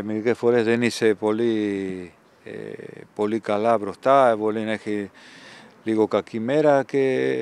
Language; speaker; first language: Greek; non-native, fluent; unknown